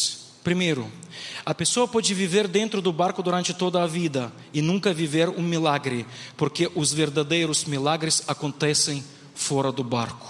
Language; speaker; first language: Portuguese; non-native, fluent; Ukrainian